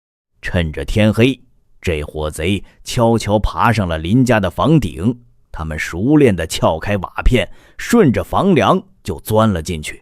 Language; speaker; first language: Chinese; native; Chinese